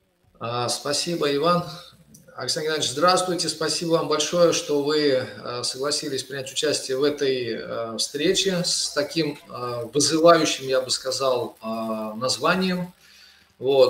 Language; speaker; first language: Russian; native; Russian